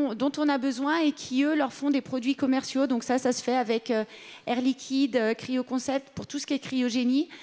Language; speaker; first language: French; native; French